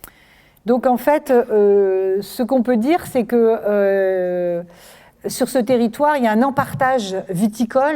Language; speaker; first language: French; native; French